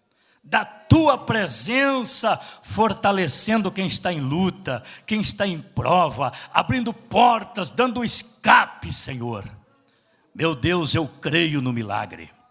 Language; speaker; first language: Portuguese; native; Portuguese